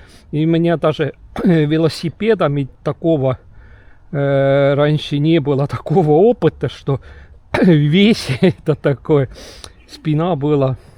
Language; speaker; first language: Russian; non-native, local second language; Estonian